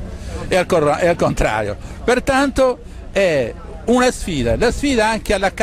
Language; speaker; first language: Italian; non-native, local second language; Sardinian